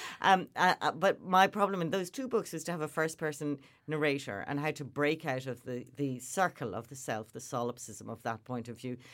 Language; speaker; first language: English; native; English